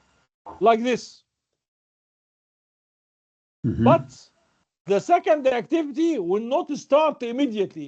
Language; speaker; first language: English; non-native, fluent; Arabic